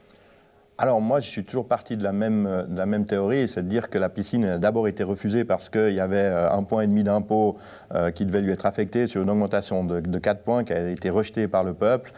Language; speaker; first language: French; native; French